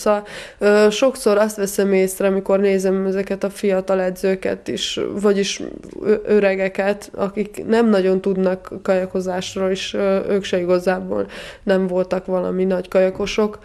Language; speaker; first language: Hungarian; non-native, fluent; Serbian